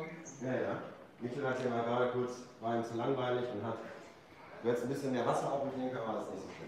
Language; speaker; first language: German; native; German